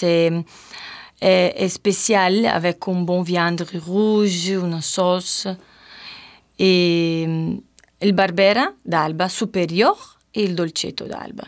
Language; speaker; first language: French; non-native, learner; Italian